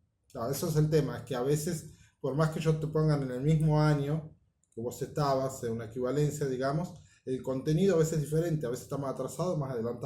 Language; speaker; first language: Spanish; native; Spanish